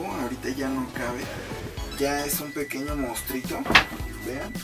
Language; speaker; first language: Spanish; native; Spanish